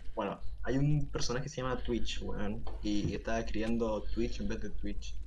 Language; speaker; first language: Spanish; native; Spanish